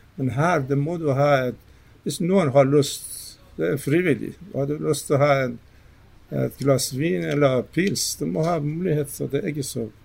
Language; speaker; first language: Norwegian; non-native, fluent; Persian